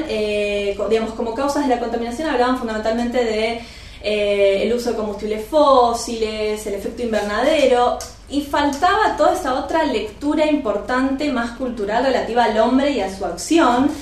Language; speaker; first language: Spanish; native; Spanish